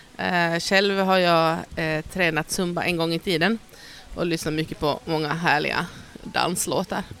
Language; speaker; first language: Swedish; native; Swedish